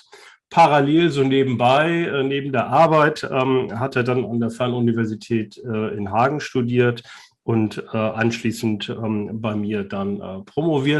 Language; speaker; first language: German; native; German